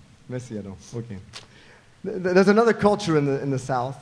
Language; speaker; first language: English; native; English